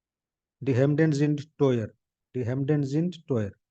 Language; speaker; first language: German; non-native, fluent; Hindi